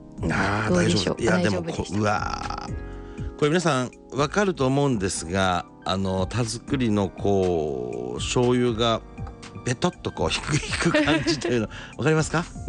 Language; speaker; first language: Japanese; native; Japanese